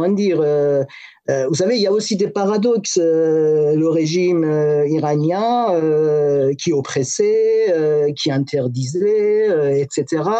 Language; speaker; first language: French; non-native, fluent; Persian